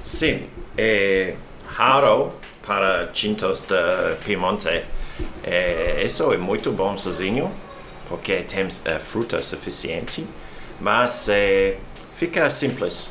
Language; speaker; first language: Portuguese; non-native, learner; English